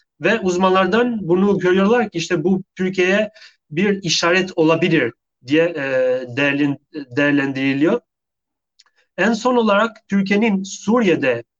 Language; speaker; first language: Turkish; non-native, fluent; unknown